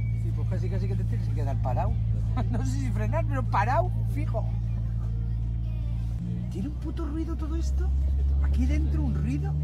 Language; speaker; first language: Spanish; native; Spanish